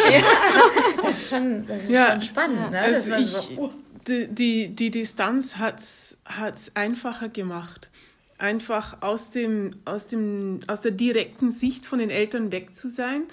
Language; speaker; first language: German; non-native, fluent; Dutch